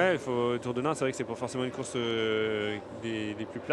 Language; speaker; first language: French; native; French